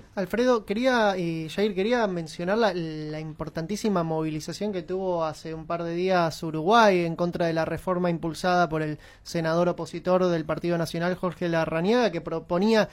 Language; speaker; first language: Spanish; native; Spanish